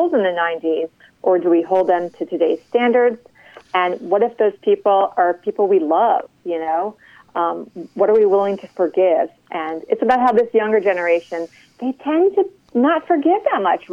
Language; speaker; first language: English; native; English